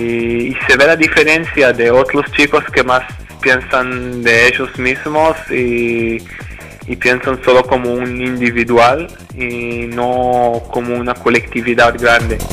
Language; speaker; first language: Spanish; non-native, fluent; Hebrew